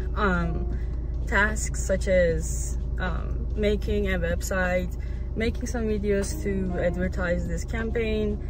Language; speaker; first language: English; non-native, fluent; Turkish